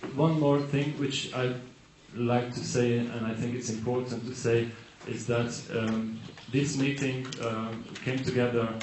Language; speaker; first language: English; non-native, fluent; Hungarian